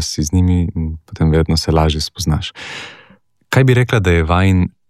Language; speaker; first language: Slovenian; native; Slovenian